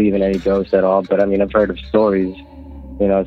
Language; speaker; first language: English; non-native, local second language; Filipino